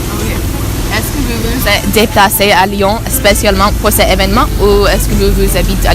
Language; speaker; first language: French; non-native, learner; English